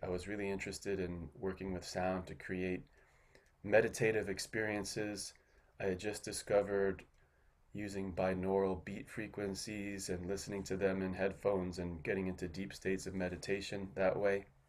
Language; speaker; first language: English; native; English